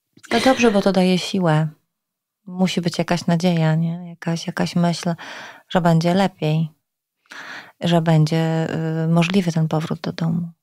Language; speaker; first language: Polish; native; Polish